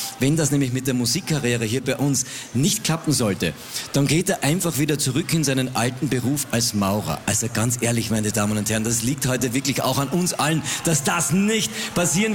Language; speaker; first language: German; native; German